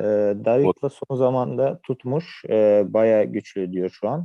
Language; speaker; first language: Turkish; non-native, fluent; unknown